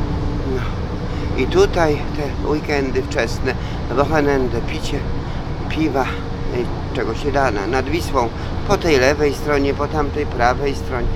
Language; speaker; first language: Polish; native; Polish